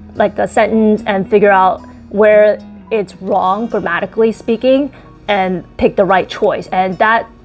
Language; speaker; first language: English; early bilingual, other home language; Chinese